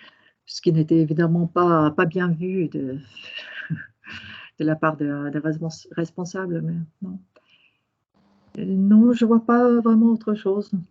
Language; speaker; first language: French; non-native, fluent; Norwegian